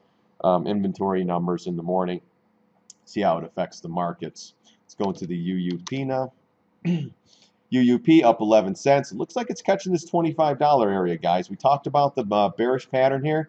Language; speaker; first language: English; native; English